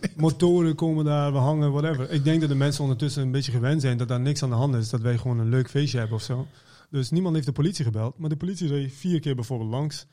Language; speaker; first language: Dutch; early bilingual, other home language; Persian